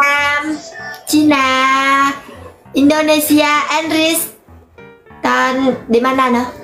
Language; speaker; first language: Indonesian; non-native, learner; Vietnamese